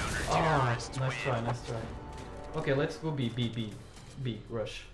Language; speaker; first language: English; non-native, learner; Portuguese